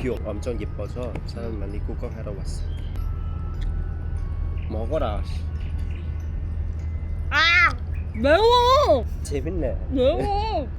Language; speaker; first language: Korean; non-native, fluent; Vietnamese